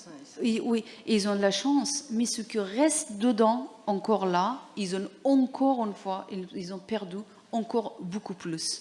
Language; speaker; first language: French; non-native, learner; Persian